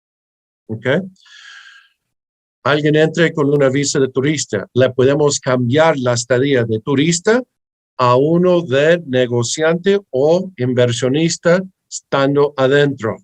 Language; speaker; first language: Spanish; early bilingual, heritage; English